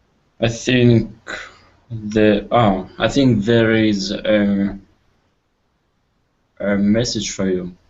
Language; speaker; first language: English; non-native, learner; Russian